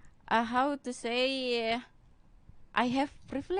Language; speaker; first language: English; non-native, learner; Indonesian